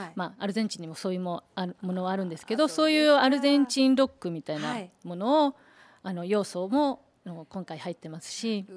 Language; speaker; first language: Japanese; early bilingual, heritage; Spanish